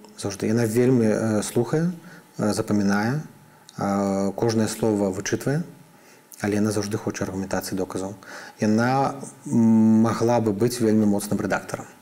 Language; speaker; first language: Belarusian; native; Belarusian